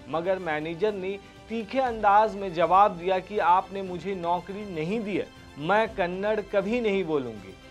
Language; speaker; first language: Hindi; native; Hindi